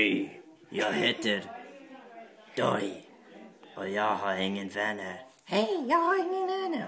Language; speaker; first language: Swedish; non-native, learner; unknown